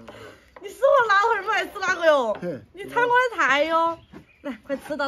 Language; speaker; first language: Chinese; native; Chinese